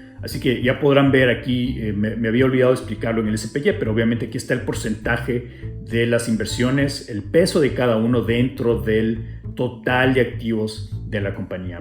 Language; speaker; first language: Spanish; native; Spanish